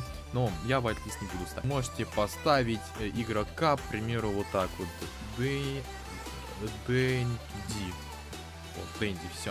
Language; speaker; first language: Russian; native; Russian